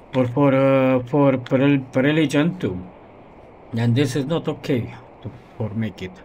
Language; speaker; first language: English; non-native, learner; Romanian